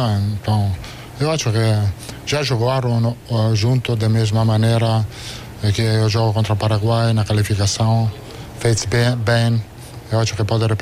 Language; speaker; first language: Portuguese; non-native, fluent; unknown